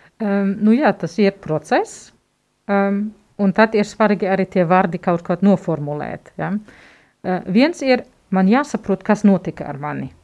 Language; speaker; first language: Latvian; non-native, fluent; German